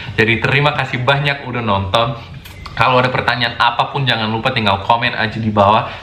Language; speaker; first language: Indonesian; non-native, fluent; English